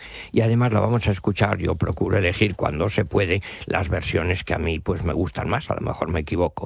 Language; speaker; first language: Spanish; native; Spanish